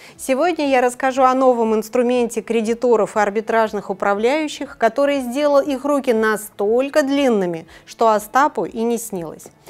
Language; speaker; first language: Russian; native; Russian